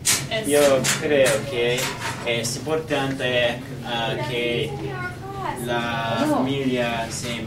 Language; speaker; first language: Spanish; non-native, learner; English